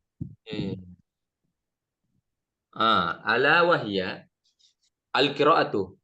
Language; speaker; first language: Arabic; non-native, learner; Indonesian